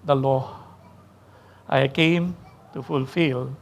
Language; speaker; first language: English; non-native, local second language; Filipino